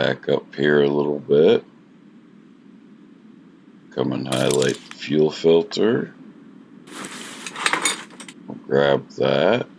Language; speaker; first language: English; native; English